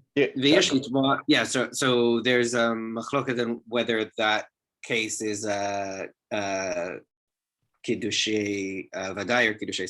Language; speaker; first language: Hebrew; non-native, fluent; English